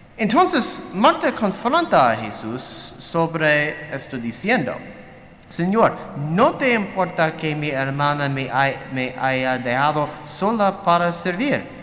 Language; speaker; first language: Spanish; non-native, learner; English